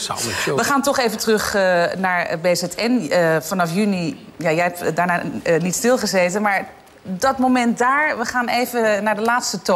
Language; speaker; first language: Dutch; native; Dutch